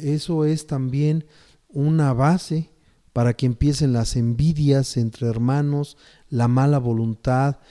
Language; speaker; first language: Spanish; native; Spanish